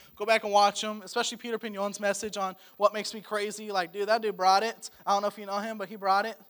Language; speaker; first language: English; native; English